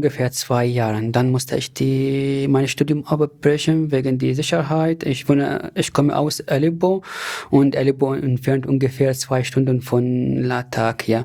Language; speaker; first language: German; non-native, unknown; Arabic